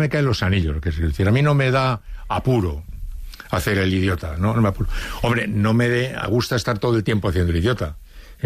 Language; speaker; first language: Spanish; native; Spanish